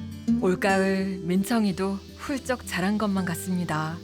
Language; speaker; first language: Korean; native; Korean